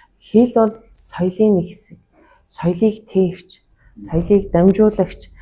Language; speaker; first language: Mongolian; non-native, local second language; Kazakh